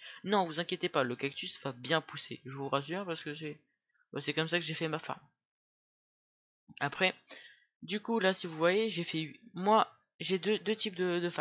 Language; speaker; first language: French; native; French